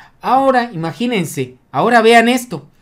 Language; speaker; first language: Spanish; native; Spanish